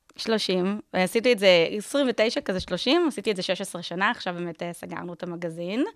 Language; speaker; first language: Hebrew; native; Hebrew